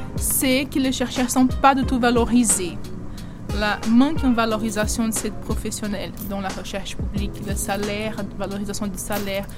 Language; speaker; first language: French; non-native, fluent; Portuguese